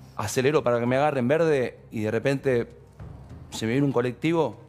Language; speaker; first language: Spanish; native; Spanish